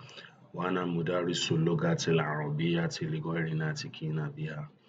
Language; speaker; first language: Arabic; non-native, fluent; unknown